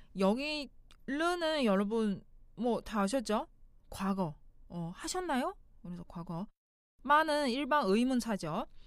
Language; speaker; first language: Korean; non-native, fluent; Chinese